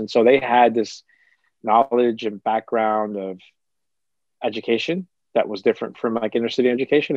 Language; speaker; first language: English; early bilingual, other home language; Kabuverdianu